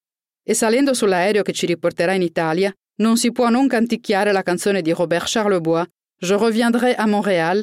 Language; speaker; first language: Italian; native; Italian